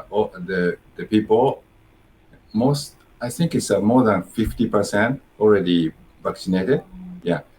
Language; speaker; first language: English; non-native, learner; Japanese